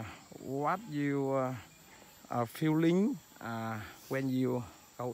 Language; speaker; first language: English; non-native, learner; Vietnamese